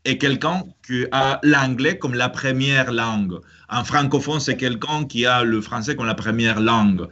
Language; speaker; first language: French; non-native, fluent; Spanish